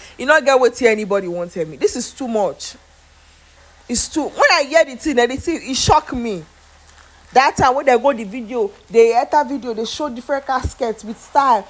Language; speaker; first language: Nigerian Pidgin; non-native, local second language; Yoruba